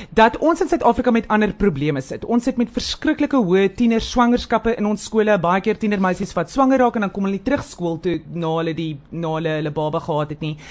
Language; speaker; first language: Afrikaans; native; Afrikaans